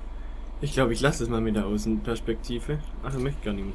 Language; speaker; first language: German; native; German